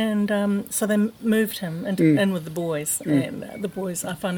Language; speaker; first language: English; native; English